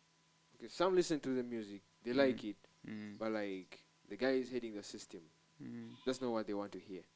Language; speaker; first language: English; non-native, local second language; Ganda